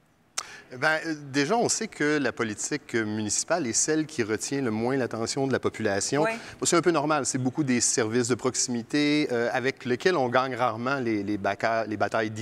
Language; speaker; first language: French; native; French